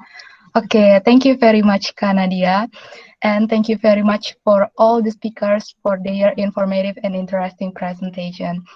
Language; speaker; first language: English; non-native, local second language; Indonesian